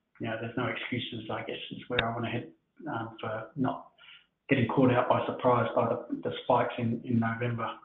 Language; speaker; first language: English; native; English